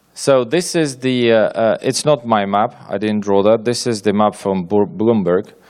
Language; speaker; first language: English; non-native, fluent; Ukrainian